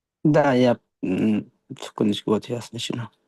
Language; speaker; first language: Russian; non-native, fluent; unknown